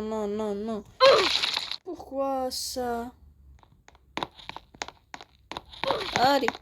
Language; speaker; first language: French; native; French